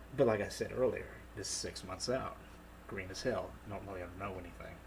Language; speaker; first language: English; native; English